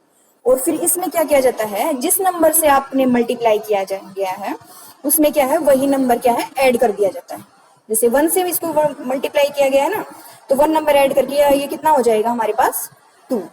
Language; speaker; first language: Hindi; native; Hindi